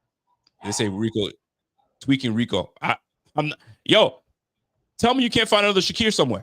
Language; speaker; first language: English; native; English